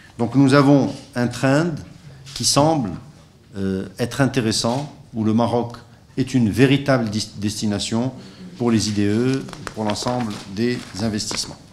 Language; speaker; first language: French; non-native, local second language; Arabic